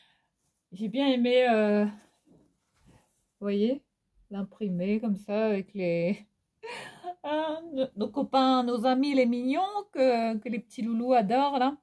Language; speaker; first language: French; native; French